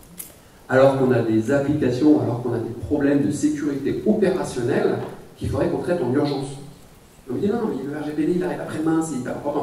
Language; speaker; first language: French; native; French